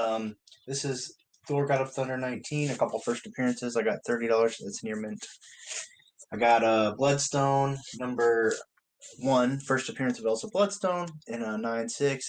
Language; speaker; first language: English; native; English